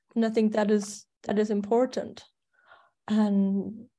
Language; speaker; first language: English; non-native, fluent; German